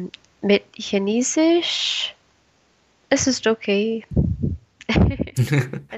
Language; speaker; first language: German; non-native, learner; Spanish